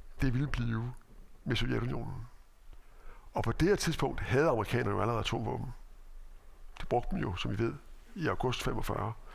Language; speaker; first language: Danish; native; Danish